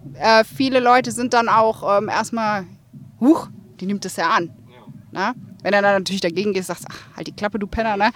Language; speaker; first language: German; native; German